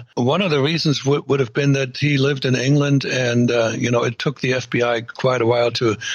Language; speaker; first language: English; non-native, fluent; German